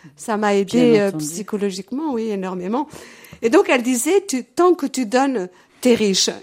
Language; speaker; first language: French; early bilingual, other home language; Portuguese